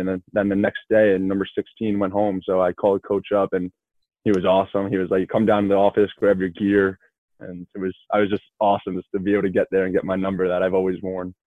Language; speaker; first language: English; native; English